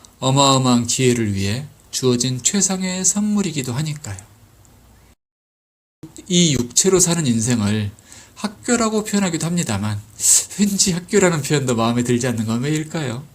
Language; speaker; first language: Korean; native; Korean